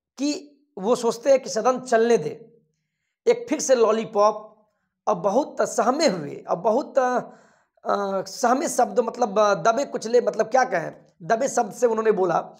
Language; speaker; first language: Hindi; native; Hindi